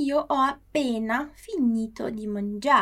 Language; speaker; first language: Italian; non-native, fluent; Portuguese